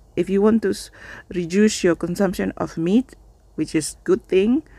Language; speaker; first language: English; non-native, fluent; Indonesian